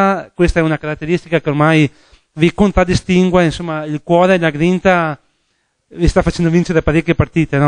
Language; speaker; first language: Italian; native; Italian